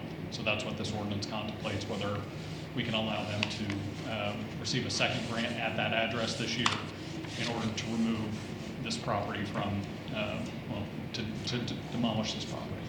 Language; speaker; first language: English; native; English